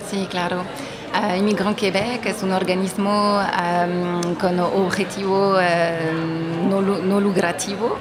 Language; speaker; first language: Spanish; non-native, fluent; French